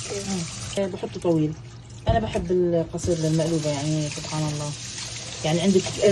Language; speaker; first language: Arabic; native; Arabic